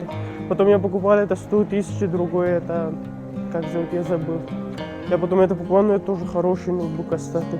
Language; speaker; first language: Russian; non-native, learner; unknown